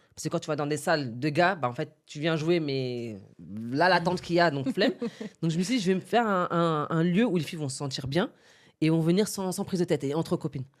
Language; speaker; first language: French; early bilingual, other home language; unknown